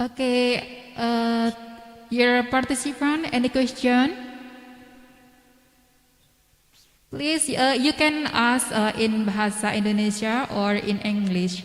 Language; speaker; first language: English; non-native, learner; Indonesian